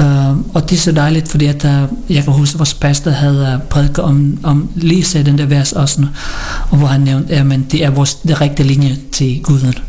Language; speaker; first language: Danish; early bilingual, other home language; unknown